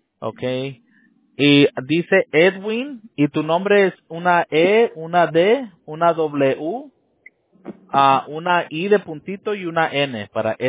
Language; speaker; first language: Spanish; native; Spanish